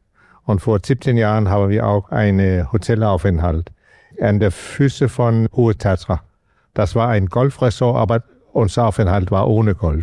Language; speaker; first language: German; non-native, learner; Danish